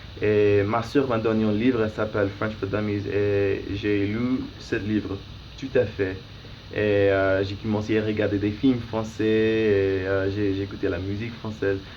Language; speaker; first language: French; non-native, learner; English